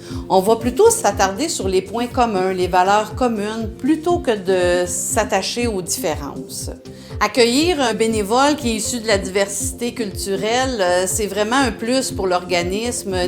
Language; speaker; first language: French; native; French